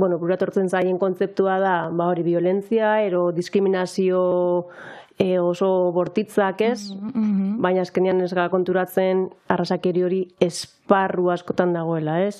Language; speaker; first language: Basque; native; Basque